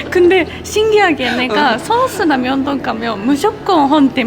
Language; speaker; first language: Korean; non-native, local second language; Japanese